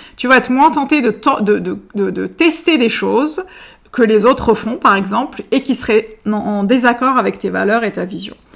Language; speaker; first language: French; native; French